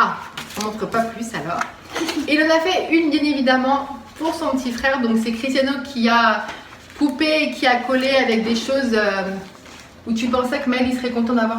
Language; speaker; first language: French; native; French